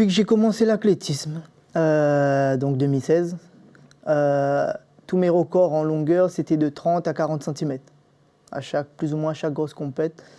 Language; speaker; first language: French; native; French